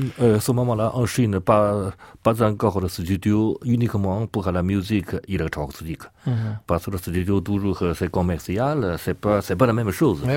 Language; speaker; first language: French; non-native, learner; Chinese